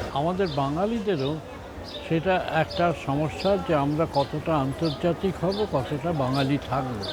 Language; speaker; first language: Bangla; native; Bangla